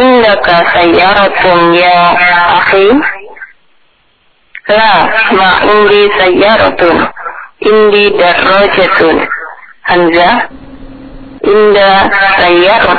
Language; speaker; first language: Arabic; non-native, learner; Indonesian